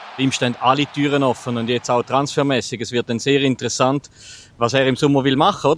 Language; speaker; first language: German; native; German